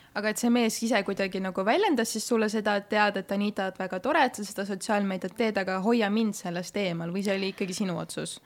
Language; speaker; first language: Estonian; native; Estonian